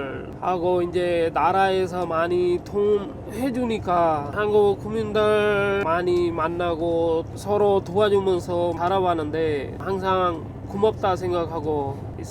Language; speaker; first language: Korean; non-native, fluent; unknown